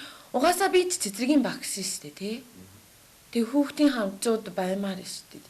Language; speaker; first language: Mongolian; non-native, learner; Japanese